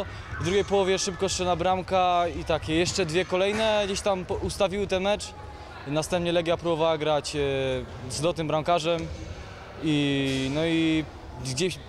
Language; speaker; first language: Polish; native; Polish